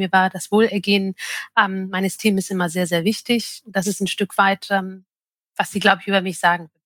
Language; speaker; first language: German; early bilingual, other home language; Turkish